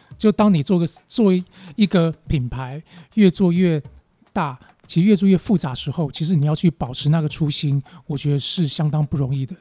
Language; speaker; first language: Chinese; native; Chinese